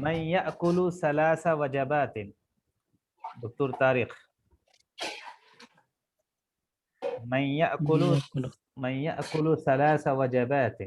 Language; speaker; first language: Arabic; non-native, fluent; Urdu